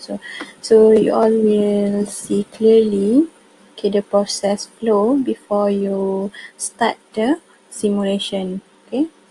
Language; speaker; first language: English; non-native, local second language; Malay